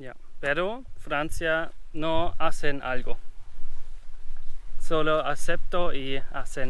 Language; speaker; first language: Spanish; non-native, learner; German